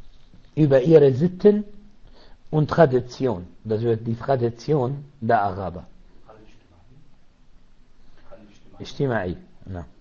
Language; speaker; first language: German; non-native, learner; Arabic